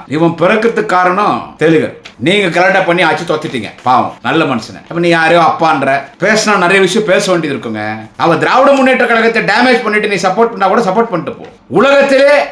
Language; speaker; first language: Tamil; non-native, local second language; Telugu